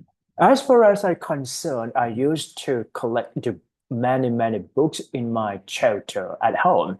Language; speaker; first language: English; non-native, fluent; Thai